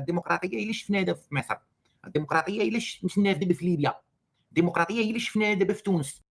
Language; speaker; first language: Arabic; native; Arabic